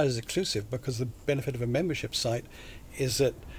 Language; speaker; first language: English; native; English